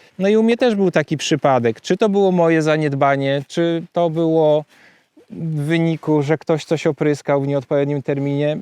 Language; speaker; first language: Polish; native; Polish